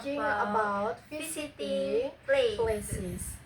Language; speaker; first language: English; non-native, learner; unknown